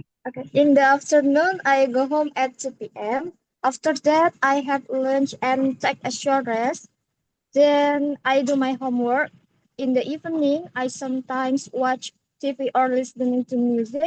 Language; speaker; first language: English; non-native, learner; Indonesian